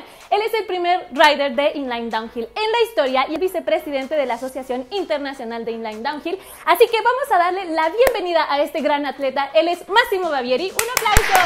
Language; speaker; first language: Spanish; native; Spanish